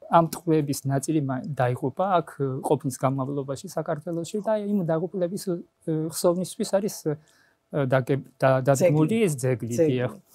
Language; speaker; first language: Georgian; non-native, fluent; Japanese